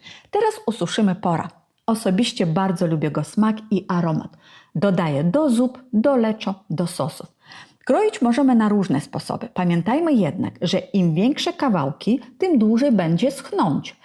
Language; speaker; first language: Polish; non-native, fluent; Ukrainian